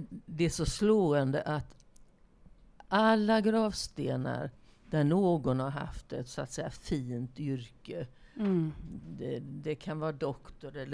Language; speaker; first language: Swedish; native; Swedish